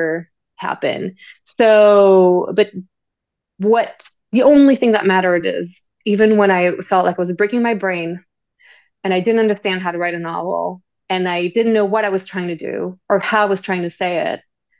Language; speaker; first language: English; non-native, fluent; French